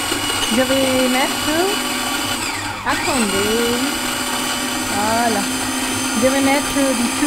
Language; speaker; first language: French; non-native, learner; Hindi